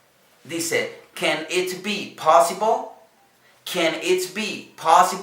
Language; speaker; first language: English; non-native, learner; Spanish